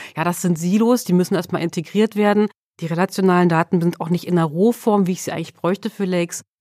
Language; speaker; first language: German; early bilingual, other home language; Swedish